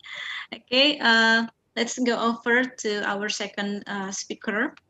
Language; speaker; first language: English; non-native, fluent; Indonesian